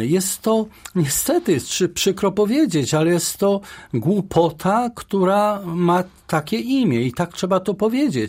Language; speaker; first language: Polish; native; Polish